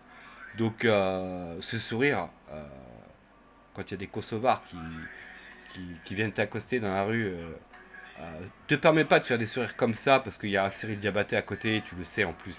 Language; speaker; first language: French; native; French